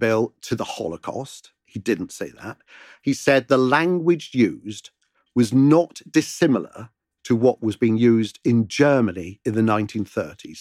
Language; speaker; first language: English; native; English